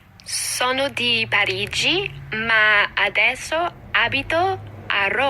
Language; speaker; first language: Italian; non-native, learner; English